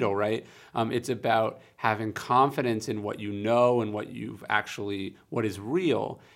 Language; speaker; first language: English; native; English